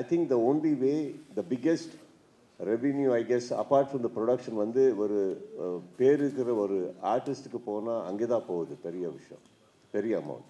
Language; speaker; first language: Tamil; non-native, learner; Kannada